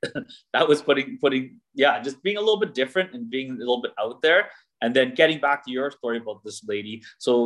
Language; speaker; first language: English; native; English